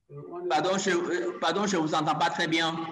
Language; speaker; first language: French; non-native, learner; Chinese